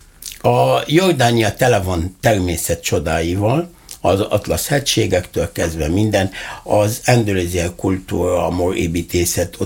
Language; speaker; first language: Hungarian; non-native, fluent; Arabic